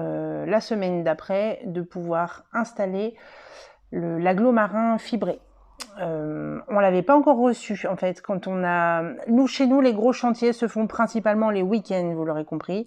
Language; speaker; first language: French; native; French